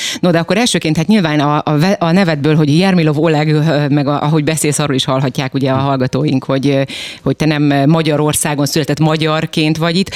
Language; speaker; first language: Hungarian; native; Hungarian